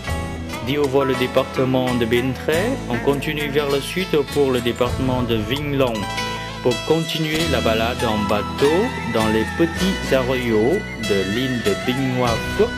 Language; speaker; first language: French; non-native, fluent; Vietnamese